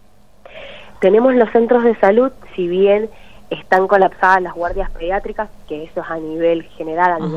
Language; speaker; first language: Spanish; native; Spanish